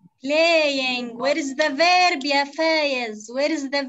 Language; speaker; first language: English; non-native, fluent; Arabic